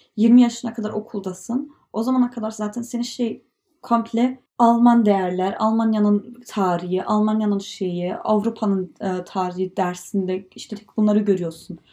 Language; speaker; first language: Turkish; early bilingual, heritage; Turkish